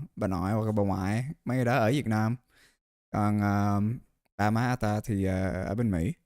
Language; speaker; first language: Vietnamese; early bilingual, heritage; Vietnamese